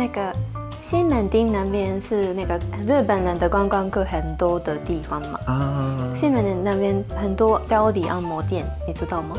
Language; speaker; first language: Chinese; non-native, fluent; Japanese